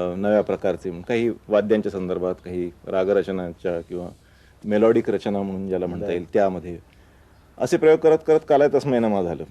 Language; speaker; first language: Marathi; non-native, local second language; Konkani